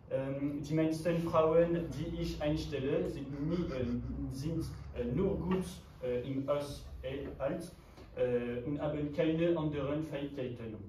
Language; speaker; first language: German; non-native, learner; French